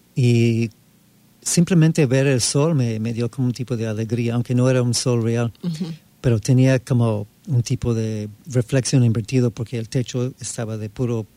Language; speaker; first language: Spanish; non-native, fluent; English